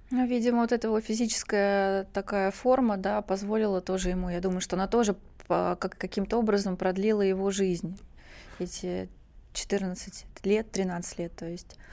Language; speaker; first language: Russian; native; Russian